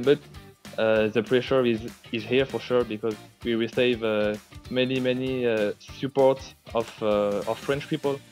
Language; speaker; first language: English; non-native, fluent; French